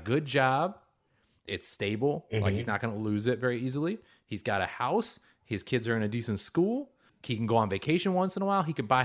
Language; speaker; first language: English; early bilingual, other home language; Hebrew